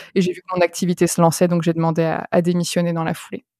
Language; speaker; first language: French; native; French